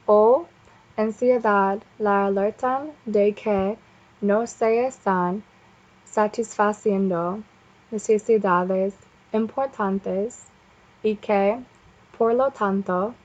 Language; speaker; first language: Spanish; non-native, learner; English